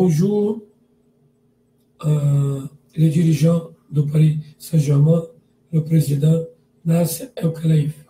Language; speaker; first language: French; non-native, learner; Portuguese